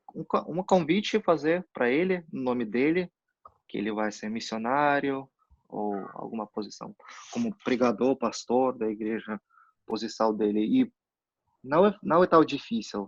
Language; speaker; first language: Portuguese; non-native, fluent; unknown